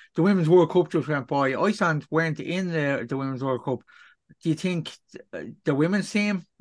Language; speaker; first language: English; native; English